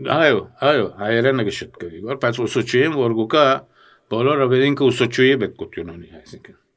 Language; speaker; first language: Armenian; early bilingual, heritage; Armenian